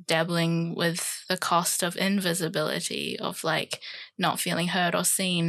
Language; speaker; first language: English; native; English